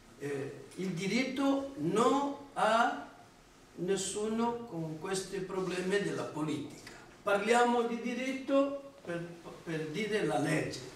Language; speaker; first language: Italian; non-native, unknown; Portuguese